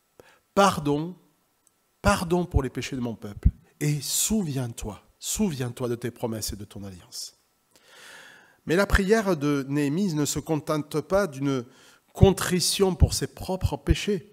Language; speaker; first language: French; native; French